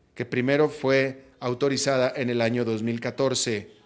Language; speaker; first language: Spanish; native; Spanish